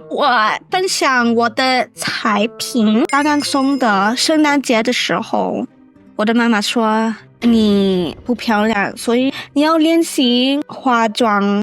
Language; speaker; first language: Chinese; non-native, learner; English